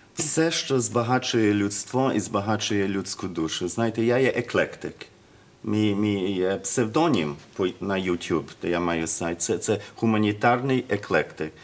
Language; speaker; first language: Ukrainian; early bilingual, heritage; Ukrainian